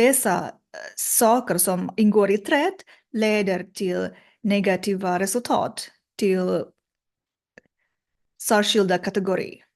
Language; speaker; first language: Swedish; non-native, learner; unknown